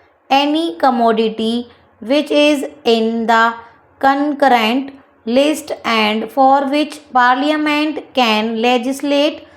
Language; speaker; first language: English; non-native, local second language; Hindi